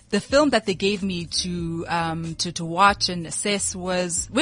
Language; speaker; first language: English; non-native, local second language; Southern Sotho